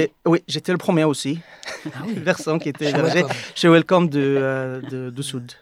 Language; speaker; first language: French; non-native, learner; Arabic